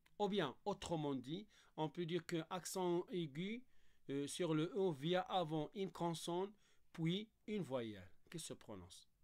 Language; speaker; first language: French; non-native, local second language; Arabic